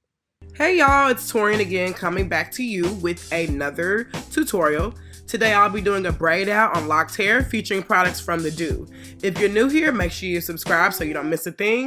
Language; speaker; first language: English; native; English